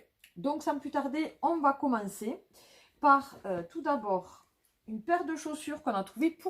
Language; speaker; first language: French; native; French